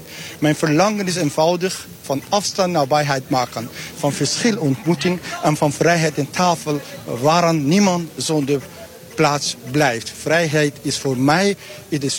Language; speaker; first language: Dutch; non-native, learner; Persian